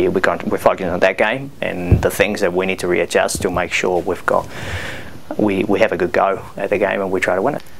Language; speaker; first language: English; non-native, fluent; Spanish